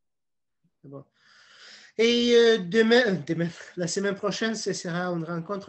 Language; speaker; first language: French; non-native, fluent; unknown